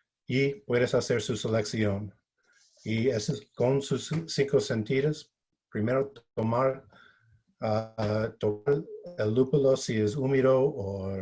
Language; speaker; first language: Spanish; non-native, fluent; English